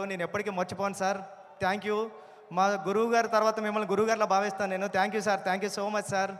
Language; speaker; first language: Telugu; native; Telugu